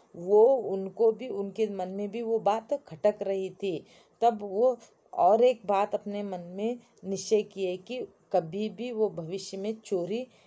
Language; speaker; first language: Hindi; non-native, local second language; Kannada